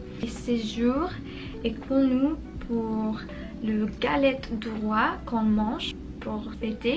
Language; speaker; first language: French; non-native, learner; Spanish